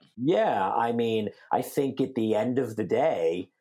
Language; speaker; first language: English; native; English